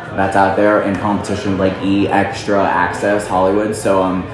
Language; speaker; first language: English; native; English